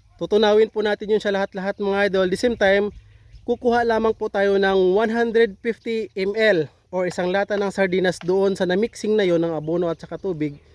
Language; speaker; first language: Filipino; non-native, local second language; Hiligaynon